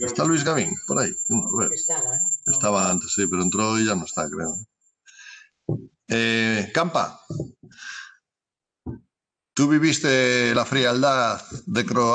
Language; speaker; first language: Spanish; native; Spanish